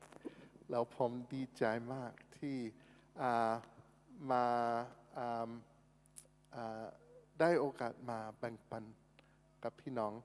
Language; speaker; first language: Thai; non-native, fluent; English